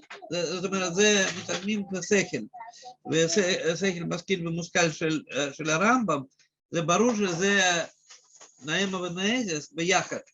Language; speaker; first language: Hebrew; non-native, fluent; Russian